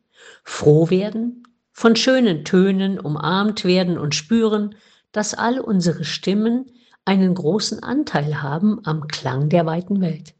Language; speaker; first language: German; native; German